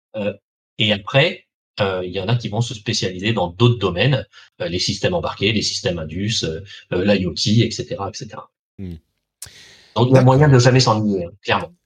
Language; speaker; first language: French; native; French